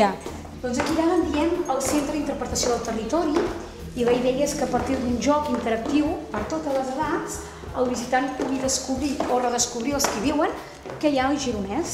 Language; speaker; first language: Catalan; native; Catalan